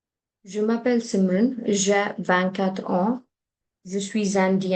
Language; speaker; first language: French; non-native, fluent; Hindi